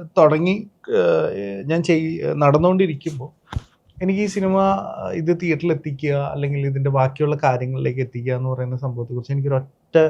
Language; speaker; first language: Malayalam; native; Malayalam